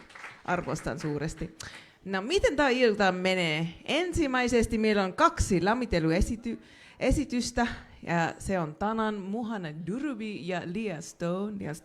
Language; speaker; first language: Finnish; non-native, fluent; English